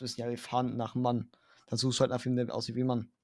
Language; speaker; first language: German; native; German